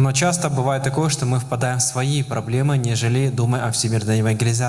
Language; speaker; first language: Russian; native; Russian